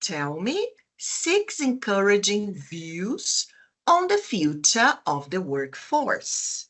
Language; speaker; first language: English; non-native, fluent; Portuguese